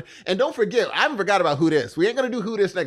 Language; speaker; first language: English; native; English